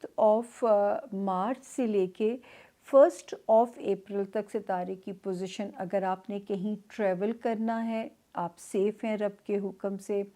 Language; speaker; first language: Urdu; native; Urdu